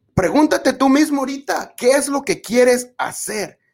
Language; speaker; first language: Spanish; early bilingual, other home language; English